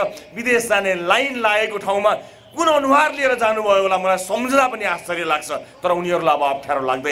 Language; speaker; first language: Nepali; native; Nepali